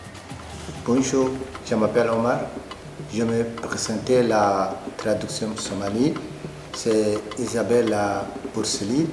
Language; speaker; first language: French; non-native, learner; Somali